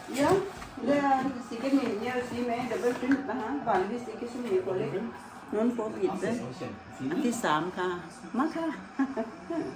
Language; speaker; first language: Norwegian; non-native, learner; Thai